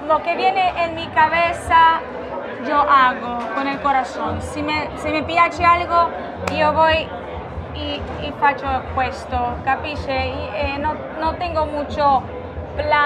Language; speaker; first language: Italian; non-native, learner; Portuguese